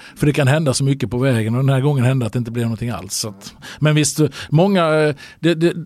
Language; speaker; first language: Swedish; native; Swedish